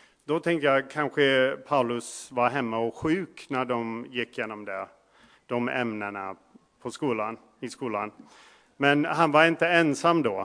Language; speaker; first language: Swedish; non-native, fluent; English